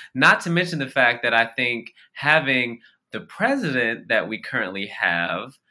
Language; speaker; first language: English; native; English